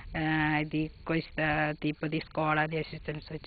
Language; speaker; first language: Italian; non-native, fluent; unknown